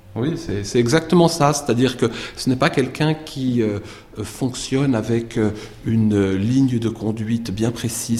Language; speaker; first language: French; native; French